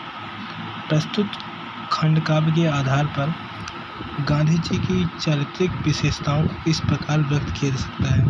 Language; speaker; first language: Hindi; native; Hindi